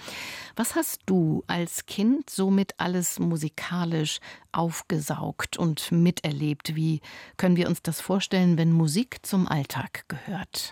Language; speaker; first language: German; native; German